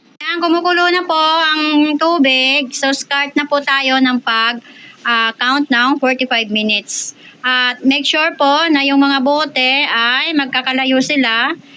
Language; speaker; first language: Filipino; native; Filipino